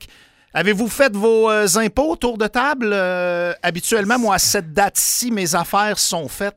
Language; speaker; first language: French; native; French